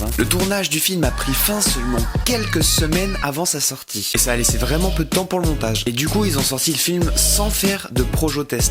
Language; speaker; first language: French; native; French